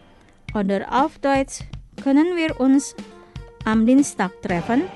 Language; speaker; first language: German; non-native, fluent; Indonesian